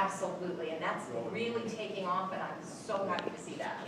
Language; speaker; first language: English; native; English